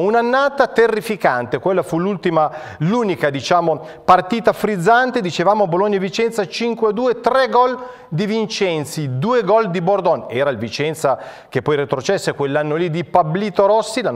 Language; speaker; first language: Italian; native; Italian